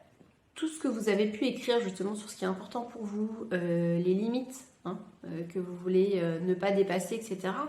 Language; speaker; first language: French; native; French